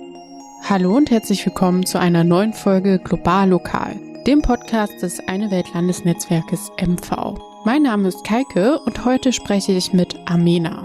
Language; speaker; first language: German; native; German